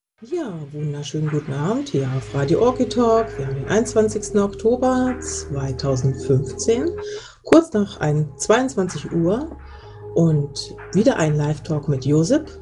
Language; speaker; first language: German; native; German